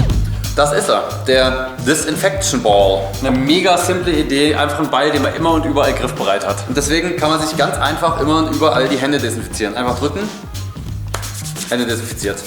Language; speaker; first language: German; native; German